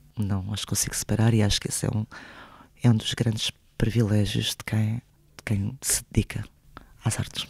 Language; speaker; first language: Portuguese; early bilingual, other home language; Spanish